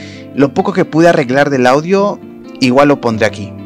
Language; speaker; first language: Spanish; native; Spanish